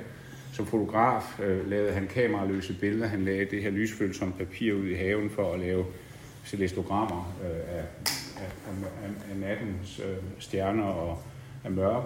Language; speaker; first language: Danish; native; Danish